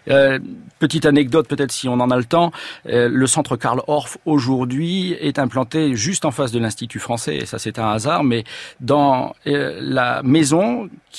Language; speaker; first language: French; native; French